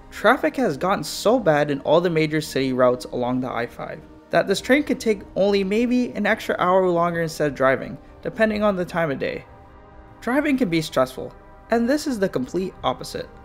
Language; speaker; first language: English; native; English